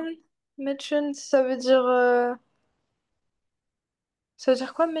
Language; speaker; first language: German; non-native, learner; French